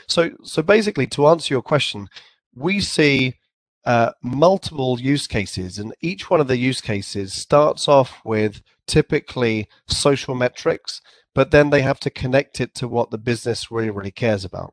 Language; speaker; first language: English; native; English